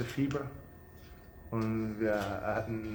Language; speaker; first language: German; non-native, fluent; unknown